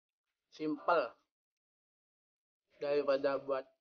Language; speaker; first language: Indonesian; native; Indonesian